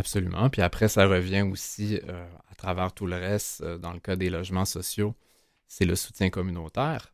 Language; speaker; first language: French; native; French